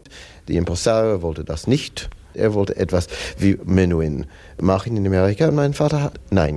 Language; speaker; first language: German; non-native, fluent; English